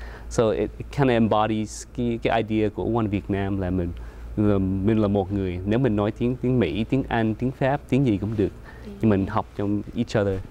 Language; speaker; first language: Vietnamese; early bilingual, other home language; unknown